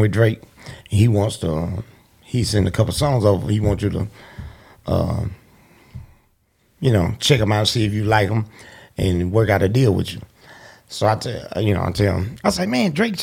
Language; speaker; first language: English; native; English